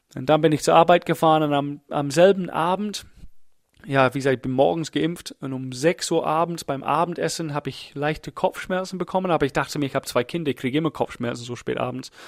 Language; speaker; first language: German; non-native, fluent; English